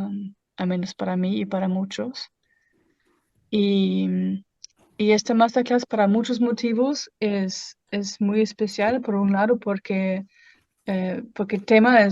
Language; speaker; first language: Spanish; non-native, fluent; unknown